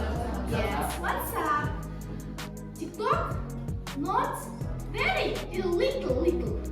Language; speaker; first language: English; non-native, learner; Kazakh